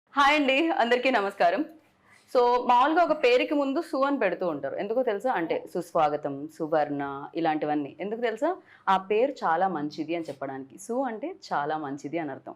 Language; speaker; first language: Telugu; native; Telugu